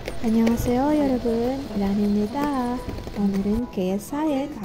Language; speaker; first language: Korean; non-native, learner; Filipino